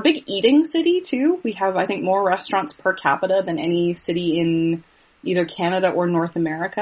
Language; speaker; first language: English; native; English